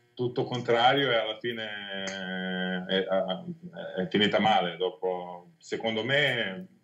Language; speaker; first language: Italian; non-native, fluent; Serbian